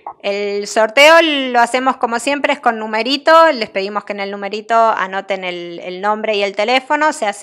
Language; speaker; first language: Spanish; native; Spanish